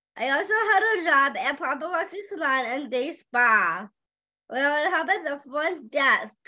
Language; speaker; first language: English; native; English